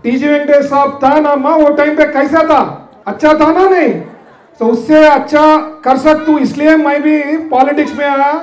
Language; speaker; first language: Hindi; non-native, local second language; Telugu